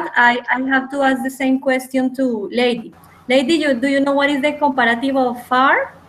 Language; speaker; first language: English; non-native, fluent; Spanish